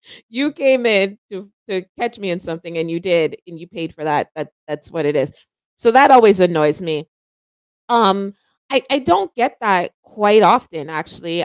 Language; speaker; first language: English; native; English